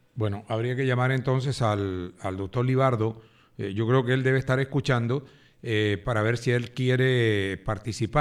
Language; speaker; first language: Spanish; native; Spanish